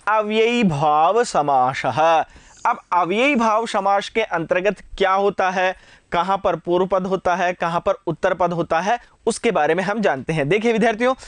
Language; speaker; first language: Hindi; native; Hindi